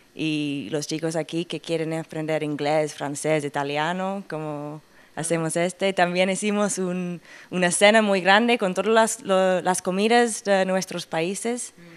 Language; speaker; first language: Spanish; non-native, learner; English